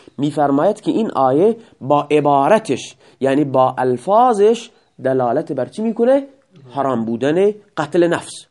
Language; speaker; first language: Persian; non-native, local second language; Baluchi